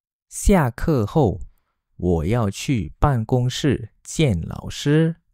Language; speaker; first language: Chinese; non-native, fluent; Malay